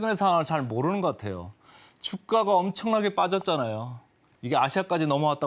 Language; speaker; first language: Korean; native; Korean